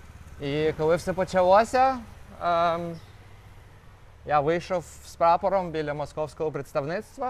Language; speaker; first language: Ukrainian; non-native, local second language; Russian